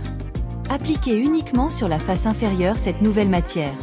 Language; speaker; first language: French; native; French